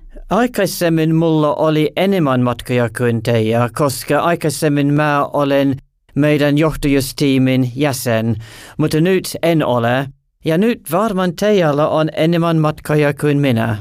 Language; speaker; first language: Finnish; non-native, learner; English